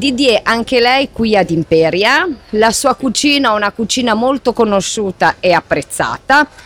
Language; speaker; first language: Italian; native; Italian